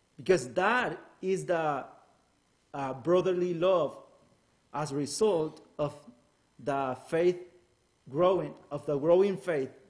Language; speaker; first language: English; non-native, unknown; Spanish